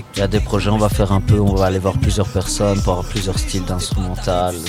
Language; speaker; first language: French; native; French